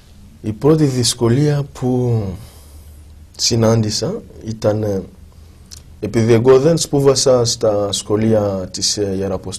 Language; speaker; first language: Greek; non-native, fluent; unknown